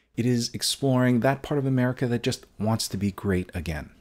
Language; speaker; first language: English; native; English